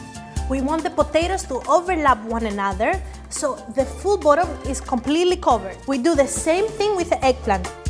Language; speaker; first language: English; non-native, fluent; Greek